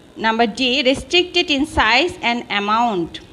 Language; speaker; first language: English; non-native, local second language; Bangla